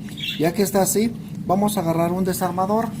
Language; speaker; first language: Spanish; native; Spanish